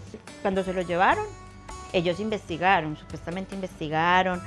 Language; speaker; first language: Spanish; native; Spanish